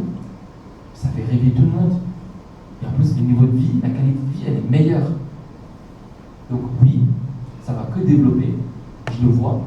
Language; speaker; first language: French; native; French